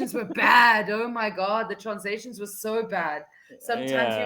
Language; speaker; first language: English; non-native, fluent; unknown